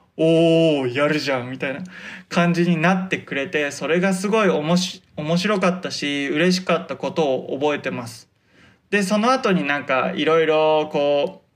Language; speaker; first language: Japanese; native; Japanese